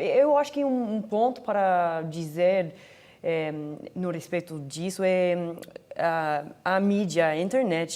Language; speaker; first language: Portuguese; non-native, fluent; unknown